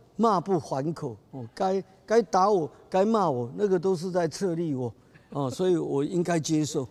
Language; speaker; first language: Chinese; native; Chinese